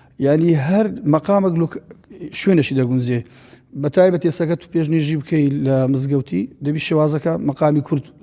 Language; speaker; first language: Central Kurdish; native; Central Kurdish